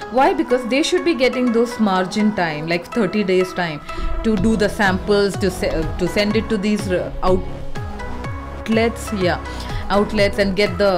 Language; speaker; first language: English; non-native, local second language; Malayalam